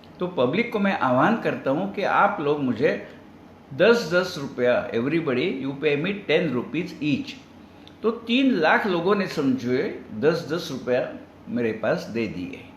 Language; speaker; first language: Hindi; non-native, local second language; Marathi